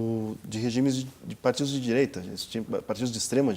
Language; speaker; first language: Portuguese; native; Portuguese